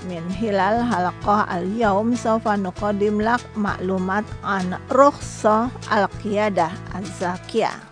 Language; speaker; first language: Arabic; non-native, learner; Indonesian